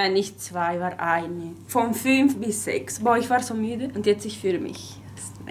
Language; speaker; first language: German; early bilingual, other home language; Spanish